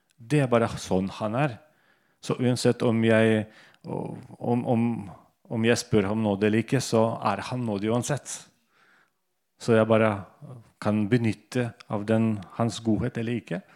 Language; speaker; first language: Norwegian; non-native, fluent; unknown